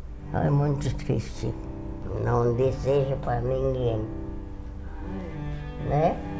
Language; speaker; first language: Portuguese; non-native, fluent; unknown